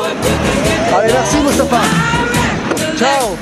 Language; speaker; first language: French; native; French